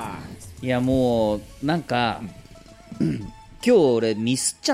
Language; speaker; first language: Japanese; native; Japanese